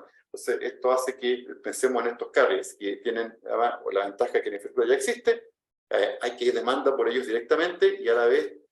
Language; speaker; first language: Spanish; native; Spanish